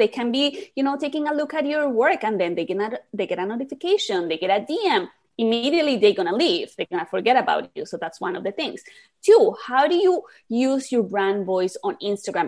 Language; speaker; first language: English; non-native, fluent; Spanish